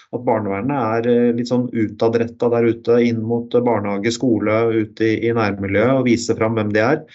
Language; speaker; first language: Norwegian; native; Norwegian